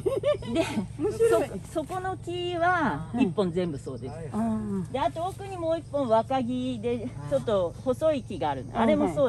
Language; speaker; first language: Japanese; native; Japanese